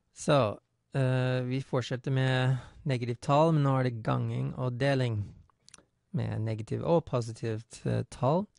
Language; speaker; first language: Norwegian; non-native, fluent; English